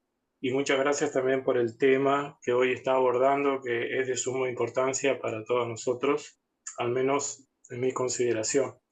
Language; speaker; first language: Spanish; native; Spanish